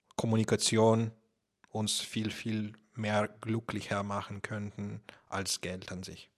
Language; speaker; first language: German; non-native, fluent; Russian